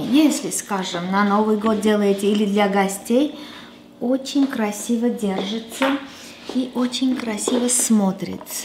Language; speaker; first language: Russian; non-native, local second language; Armenian